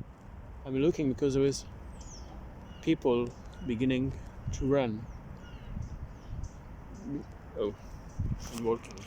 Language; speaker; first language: English; non-native, learner; French